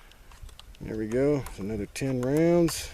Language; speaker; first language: English; native; English